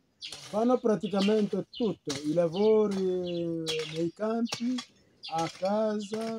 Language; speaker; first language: Italian; non-native, fluent; Kinyarwanda